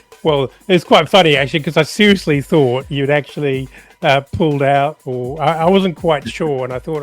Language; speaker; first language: English; native; English